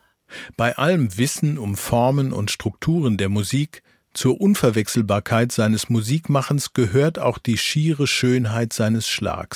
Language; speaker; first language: German; native; German